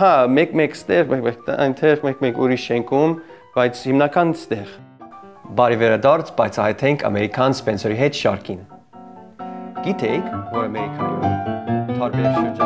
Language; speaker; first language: Armenian; non-native, learner; English